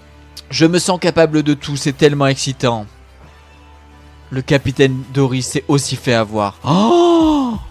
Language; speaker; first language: French; native; French